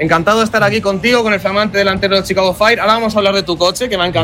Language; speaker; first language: Spanish; native; Spanish